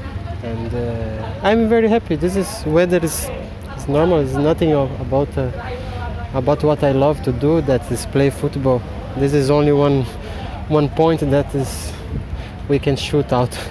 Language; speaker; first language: English; non-native, learner; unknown